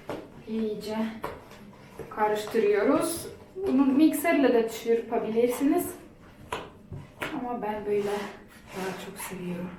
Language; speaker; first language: Turkish; non-native, fluent; Polish